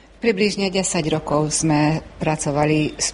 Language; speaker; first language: Slovak; early bilingual, heritage; Slovak